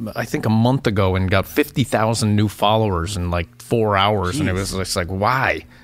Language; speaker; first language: English; native; English